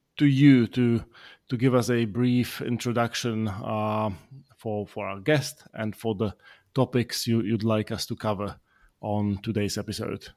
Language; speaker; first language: English; non-native, fluent; Slovak